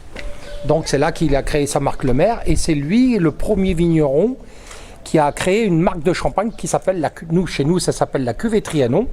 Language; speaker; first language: French; native; French